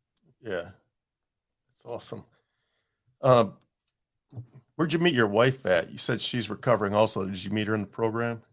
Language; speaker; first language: English; native; English